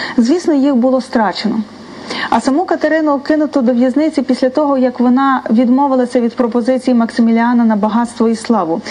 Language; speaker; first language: Ukrainian; native; Ukrainian